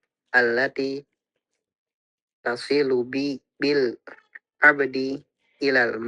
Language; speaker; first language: Arabic; non-native, learner; Indonesian